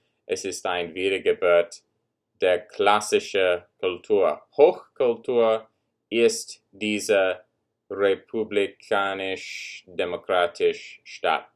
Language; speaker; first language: German; non-native, learner; English